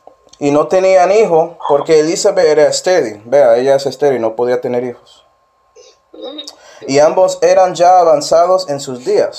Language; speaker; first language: Spanish; non-native, fluent; English